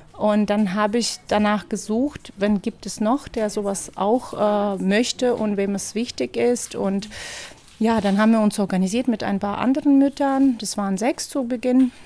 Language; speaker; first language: German; non-native, fluent; Ukrainian